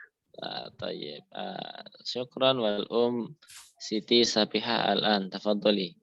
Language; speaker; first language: Arabic; non-native, fluent; Indonesian